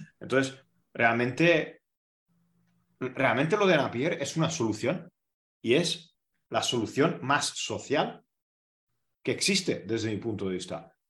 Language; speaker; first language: Spanish; non-native, fluent; Hungarian